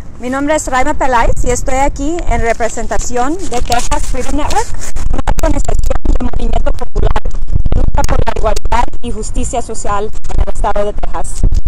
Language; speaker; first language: Spanish; early bilingual, heritage; Spanish